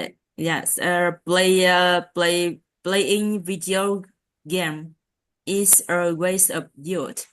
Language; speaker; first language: English; non-native, learner; Vietnamese